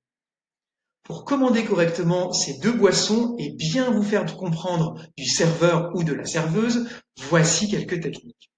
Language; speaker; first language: French; native; French